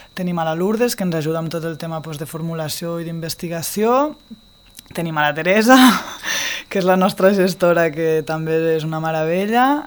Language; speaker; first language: Catalan; native; Catalan